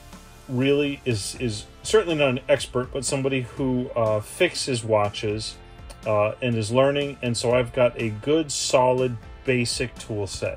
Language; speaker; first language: English; native; English